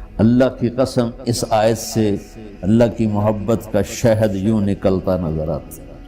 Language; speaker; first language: Urdu; non-native, local second language; Punjabi